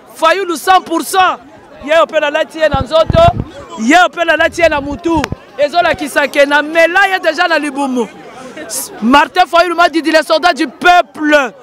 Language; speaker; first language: Lingala; non-native, local second language; Luba-Lulua